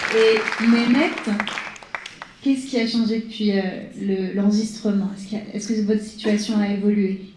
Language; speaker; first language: French; native; French